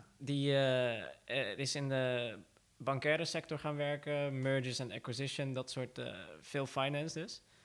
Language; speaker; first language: Dutch; early bilingual, other home language; Assyrian Neo-Aramaic